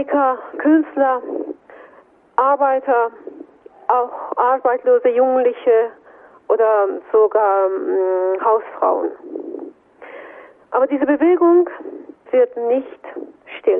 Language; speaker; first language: German; non-native, fluent; Persian